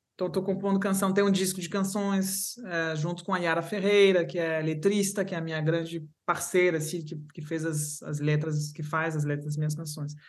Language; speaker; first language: Portuguese; non-native, fluent; French